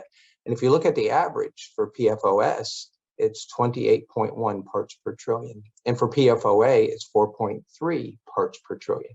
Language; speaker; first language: English; native; English